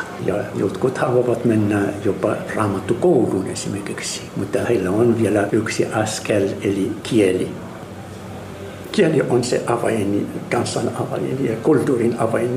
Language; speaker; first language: Finnish; non-native, learner; Arabic